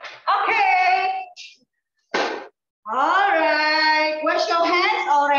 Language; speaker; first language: English; non-native, fluent; Indonesian